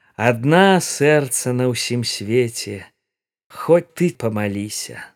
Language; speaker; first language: Belarusian; native; Belarusian